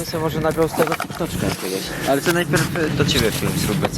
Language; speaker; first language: Polish; native; Polish